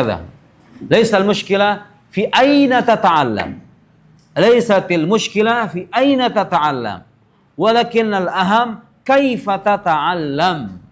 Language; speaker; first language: Arabic; non-native, fluent; Indonesian